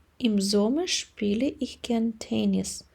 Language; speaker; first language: German; non-native, fluent; Ukrainian